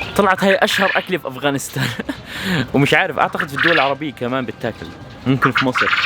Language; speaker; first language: Arabic; native; Arabic